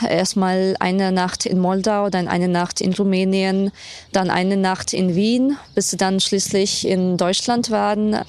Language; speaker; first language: German; non-native, fluent; Ukrainian